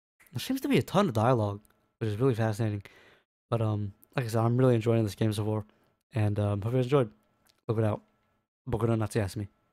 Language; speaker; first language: English; native; English